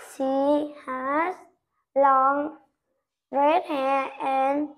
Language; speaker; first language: English; non-native, learner; Vietnamese